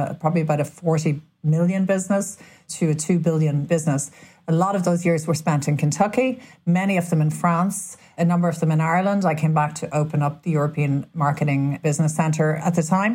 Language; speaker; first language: English; native; English